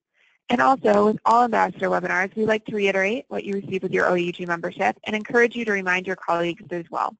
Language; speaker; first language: English; native; English